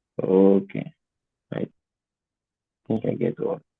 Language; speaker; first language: English; non-native, learner; Portuguese